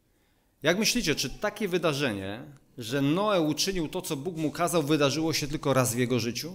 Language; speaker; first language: Polish; native; Polish